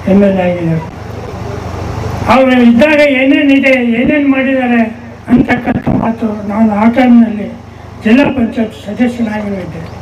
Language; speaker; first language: Kannada; native; Kannada